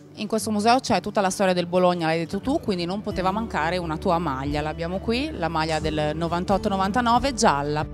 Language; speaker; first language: Italian; native; Italian